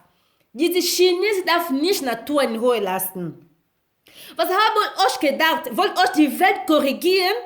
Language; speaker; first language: German; non-native, learner; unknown